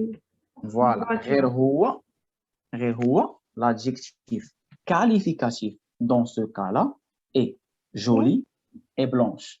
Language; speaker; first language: French; non-native, fluent; Arabic